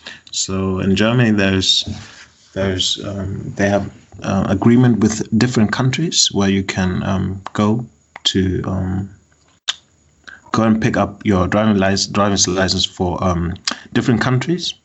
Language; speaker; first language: English; non-native, fluent; German